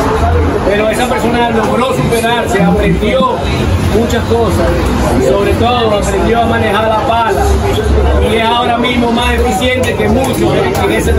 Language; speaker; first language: Spanish; native; Spanish